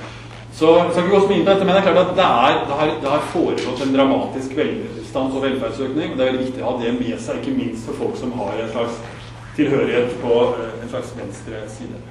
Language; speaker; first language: Norwegian; native; Norwegian